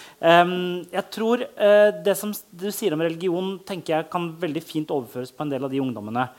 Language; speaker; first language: Norwegian; native; Norwegian